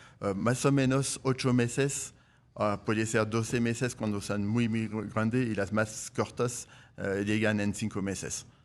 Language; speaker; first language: Spanish; non-native, fluent; French